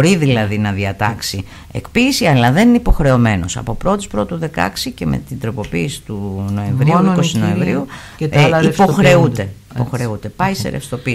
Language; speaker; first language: Greek; native; Greek